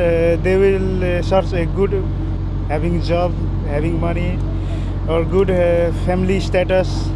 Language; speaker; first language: English; non-native, learner; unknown